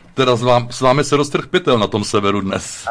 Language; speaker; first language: Czech; native; Czech